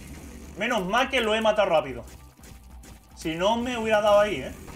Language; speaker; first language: Spanish; native; Spanish